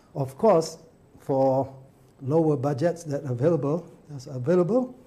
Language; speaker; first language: English; non-native, local second language; Malay